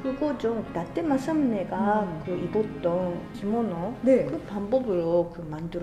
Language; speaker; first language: Korean; non-native, fluent; Japanese